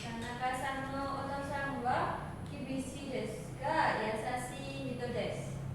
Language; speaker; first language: Japanese; non-native, learner; Indonesian